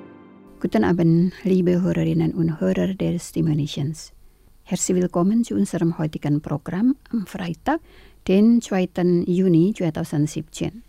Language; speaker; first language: German; non-native, fluent; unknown